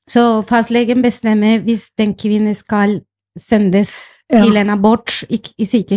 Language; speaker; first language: Norwegian; non-native, fluent; Spanish